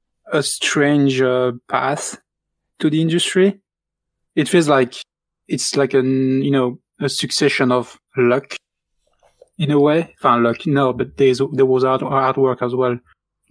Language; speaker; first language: English; non-native, fluent; French